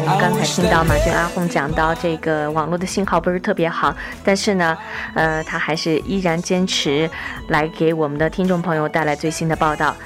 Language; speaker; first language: Chinese; native; Chinese